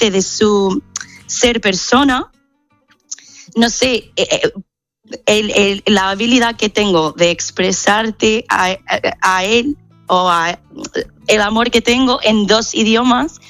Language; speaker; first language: Spanish; non-native, fluent; English